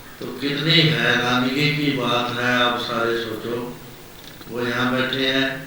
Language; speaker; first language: Hindi; non-native, local second language; Punjabi